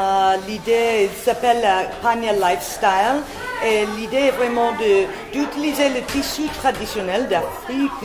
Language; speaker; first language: French; non-native, fluent; English